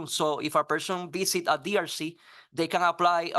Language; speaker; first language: English; non-native, fluent; Spanish